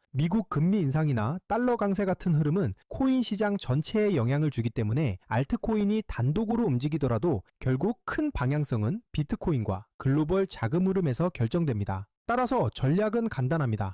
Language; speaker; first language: Korean; native; Korean